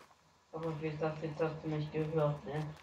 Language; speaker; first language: German; native; German